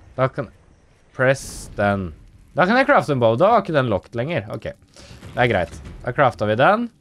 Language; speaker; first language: Norwegian; native; Norwegian